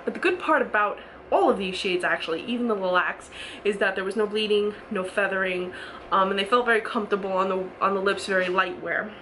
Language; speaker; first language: English; native; English